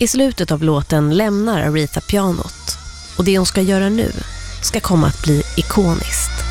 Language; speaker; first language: Swedish; native; Swedish